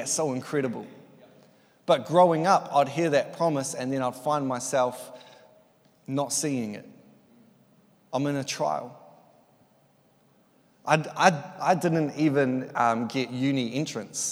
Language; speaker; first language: English; native; English